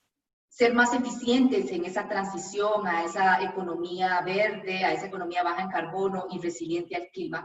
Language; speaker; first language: Spanish; native; Spanish